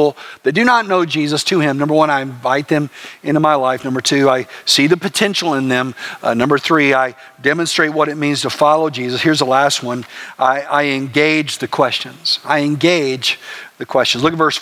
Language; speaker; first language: English; native; English